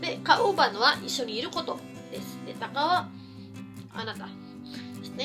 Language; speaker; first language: Japanese; non-native, fluent; Cebuano